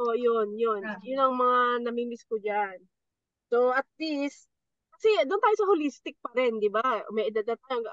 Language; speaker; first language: Filipino; native; Filipino